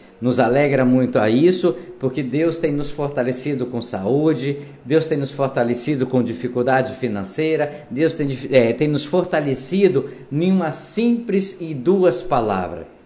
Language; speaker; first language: Portuguese; native; Portuguese